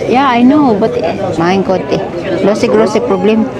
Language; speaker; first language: German; non-native, learner; Filipino